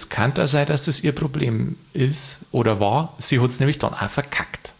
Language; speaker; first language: German; native; German